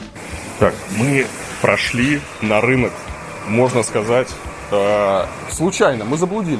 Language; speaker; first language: Russian; native; Russian